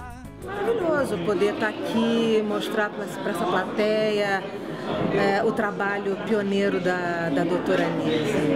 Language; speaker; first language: Portuguese; native; Portuguese